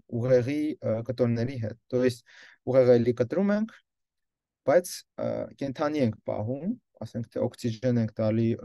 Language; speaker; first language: Armenian; early bilingual, heritage; Armenian